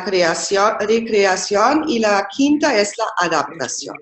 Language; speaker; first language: Spanish; non-native, fluent; German